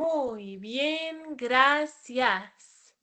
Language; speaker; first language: Spanish; non-native, fluent; Welsh